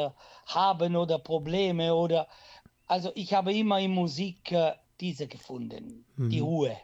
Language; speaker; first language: German; non-native, fluent; Italian